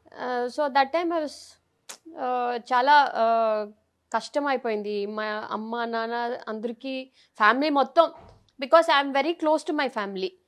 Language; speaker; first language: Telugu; non-native, local second language; Tamil